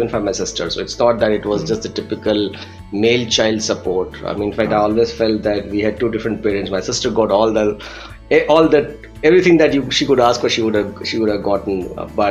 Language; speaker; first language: English; non-native, local second language; Gujarati